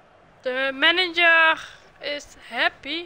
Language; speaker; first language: English; non-native, learner; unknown